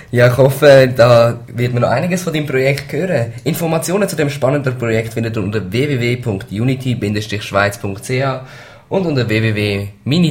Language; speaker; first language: German; native; German